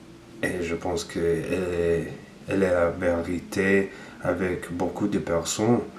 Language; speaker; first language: French; non-native, learner; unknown